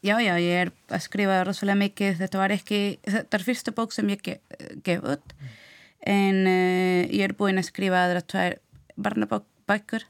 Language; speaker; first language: Icelandic; non-native, learner; Spanish